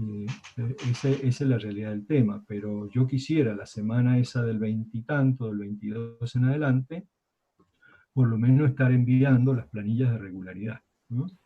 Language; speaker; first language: Spanish; native; Spanish